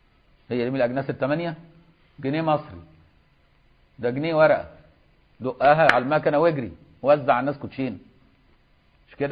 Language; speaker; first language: Arabic; native; Arabic